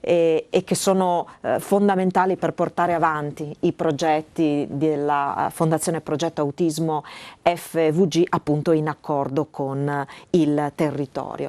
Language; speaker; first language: Italian; native; Italian